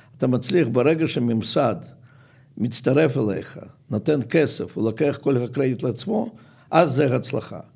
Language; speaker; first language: Hebrew; non-native, fluent; Russian